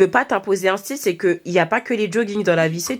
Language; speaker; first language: French; native; French